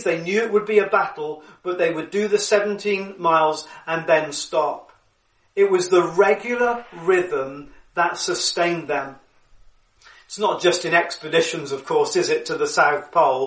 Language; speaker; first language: English; native; English